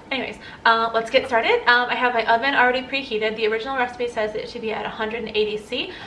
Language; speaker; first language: English; native; English